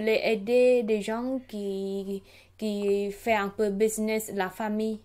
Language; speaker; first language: French; non-native, learner; Khmer